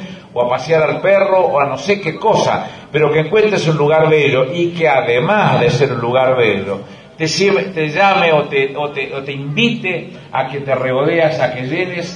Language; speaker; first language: Spanish; native; Spanish